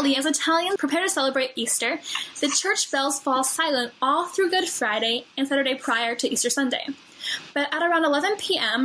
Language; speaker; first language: English; native; English